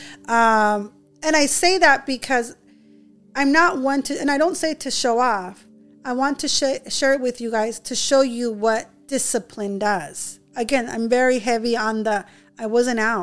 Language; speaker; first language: English; early bilingual, other home language; Spanish